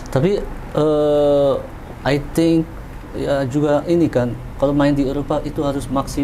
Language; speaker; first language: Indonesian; early bilingual, heritage; Dutch